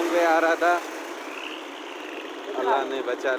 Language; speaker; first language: Hindi; non-native, local second language; Sindhi